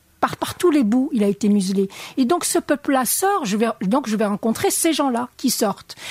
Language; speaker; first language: French; non-native, local second language; Arabic